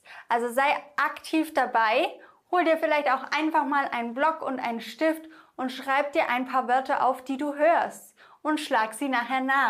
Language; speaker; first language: German; native; German